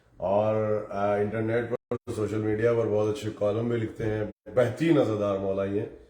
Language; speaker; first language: Urdu; native; Urdu